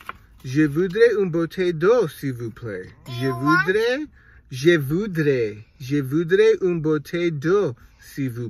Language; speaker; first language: French; non-native, learner; English